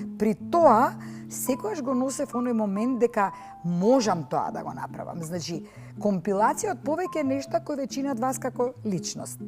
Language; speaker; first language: Macedonian; native; Macedonian